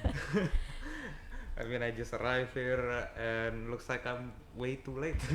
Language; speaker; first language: English; non-native, fluent; Indonesian